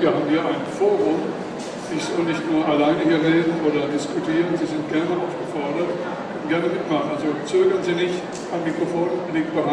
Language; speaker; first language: German; native; German